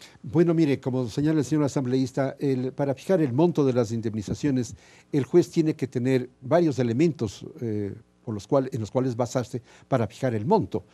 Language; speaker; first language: Spanish; native; Spanish